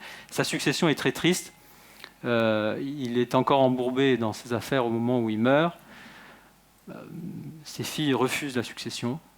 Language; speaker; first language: French; native; French